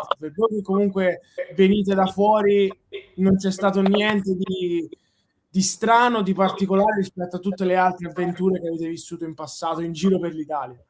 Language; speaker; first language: Italian; native; Italian